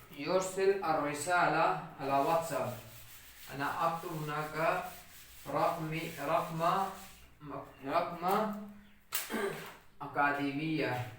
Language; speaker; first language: Arabic; non-native, fluent; Urdu